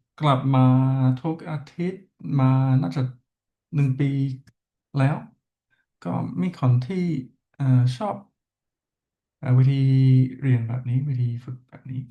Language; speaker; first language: Thai; non-native, learner; English